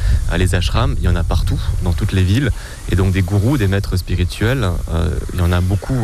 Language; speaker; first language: French; native; French